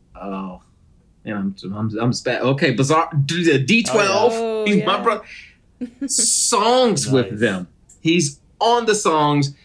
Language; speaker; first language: English; native; English